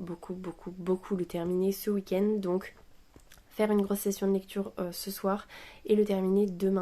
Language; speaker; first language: French; native; French